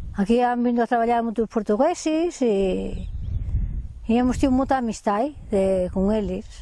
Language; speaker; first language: Galician; native; Galician